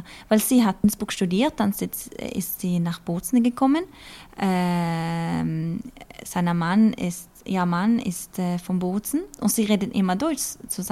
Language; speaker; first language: German; non-native, learner; Norwegian